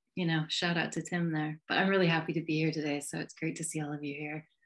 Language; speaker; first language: English; native; English